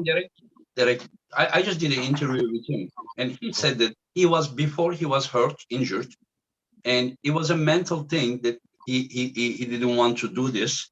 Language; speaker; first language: English; non-native, fluent; Turkish